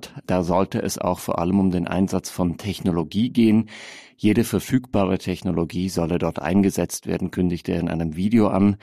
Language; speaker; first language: German; native; German